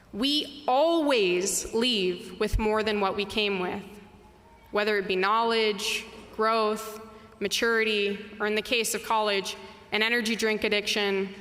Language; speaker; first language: English; native; English